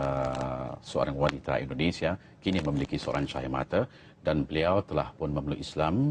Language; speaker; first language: Malay; native; Malay